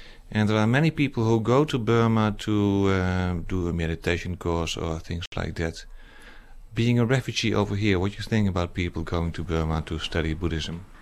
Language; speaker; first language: English; non-native, fluent; Dutch